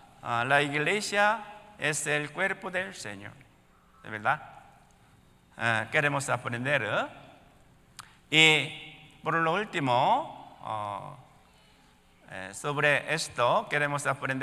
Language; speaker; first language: Spanish; non-native, learner; Korean